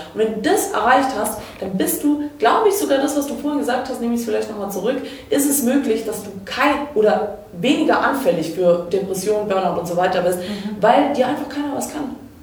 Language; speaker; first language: German; early bilingual, other home language; Croatian